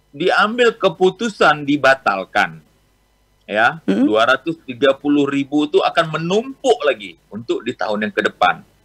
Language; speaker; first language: Indonesian; non-native, local second language; Achinese